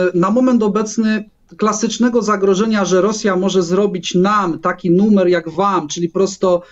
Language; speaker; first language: Polish; native; Polish